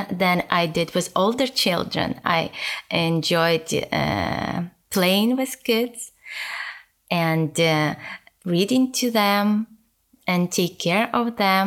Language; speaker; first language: English; non-native, fluent; Ukrainian